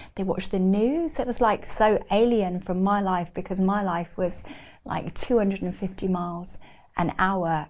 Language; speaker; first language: English; native; English